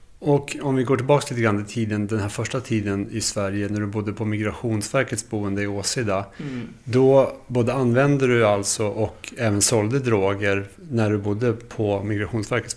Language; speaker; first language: Swedish; native; Swedish